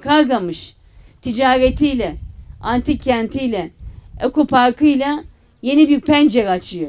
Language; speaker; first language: Turkish; native; Turkish